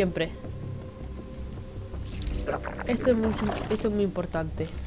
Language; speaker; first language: Spanish; native; Spanish